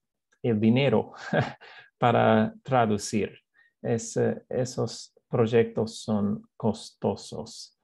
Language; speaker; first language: Spanish; non-native, fluent; English